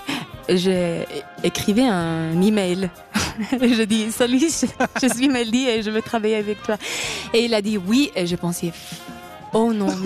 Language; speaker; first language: French; non-native, learner; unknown